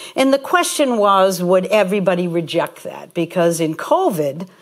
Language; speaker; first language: English; native; English